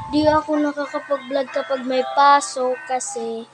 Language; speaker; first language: Filipino; non-native, local second language; Waray